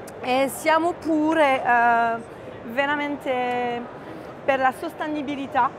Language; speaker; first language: Italian; non-native, fluent; French